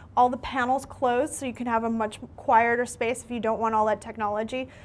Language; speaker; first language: English; native; English